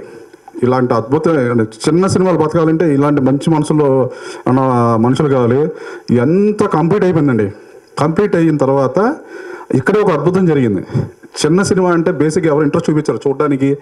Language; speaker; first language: Telugu; native; Telugu